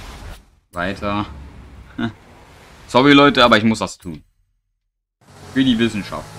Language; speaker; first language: German; native; German